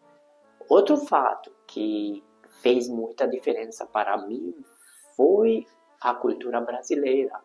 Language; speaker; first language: Portuguese; non-native, fluent; Hungarian